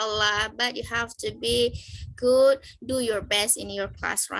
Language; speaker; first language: English; non-native, fluent; Indonesian